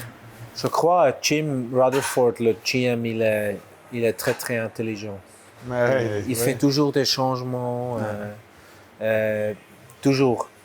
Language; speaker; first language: French; non-native, local second language; German